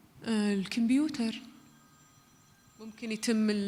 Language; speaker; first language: Arabic; native; Arabic